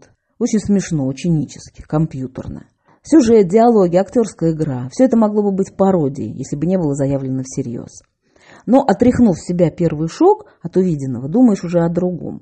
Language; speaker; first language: Russian; native; Russian